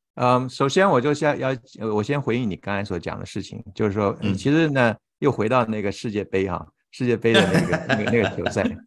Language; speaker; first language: Chinese; native; Chinese